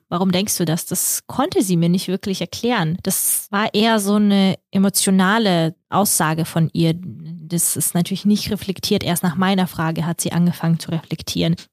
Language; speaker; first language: German; early bilingual, other home language; Russian